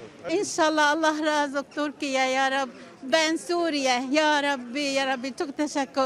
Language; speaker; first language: Turkish; non-native, learner; Arabic